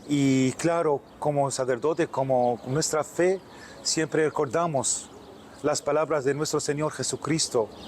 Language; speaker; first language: Spanish; non-native, fluent; Arabic